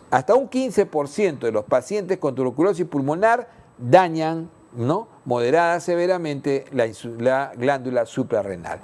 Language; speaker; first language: Spanish; native; Spanish